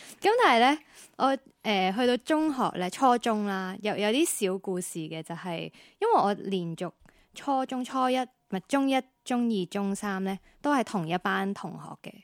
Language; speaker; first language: Cantonese; native; Cantonese